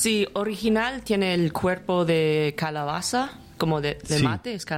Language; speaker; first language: Spanish; non-native, learner; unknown